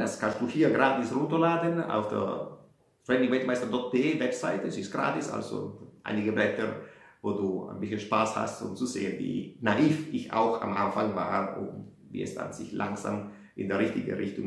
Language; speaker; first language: German; non-native, fluent; Italian